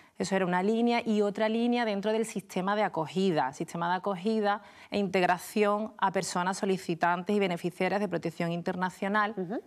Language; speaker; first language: Spanish; native; Spanish